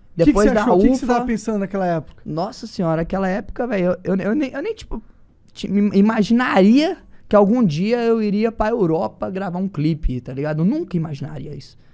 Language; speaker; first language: Portuguese; native; Portuguese